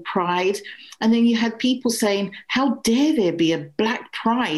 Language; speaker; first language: English; native; English